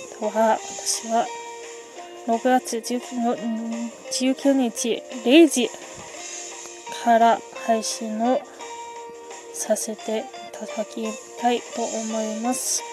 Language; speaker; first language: Japanese; non-native, learner; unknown